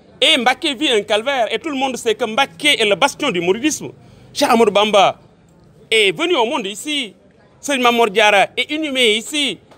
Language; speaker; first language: French; non-native, local second language; Wolof